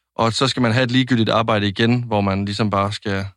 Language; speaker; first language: Danish; non-native, fluent; Spanish